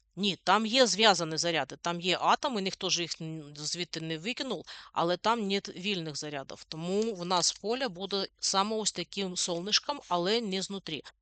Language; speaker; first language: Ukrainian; native; Ukrainian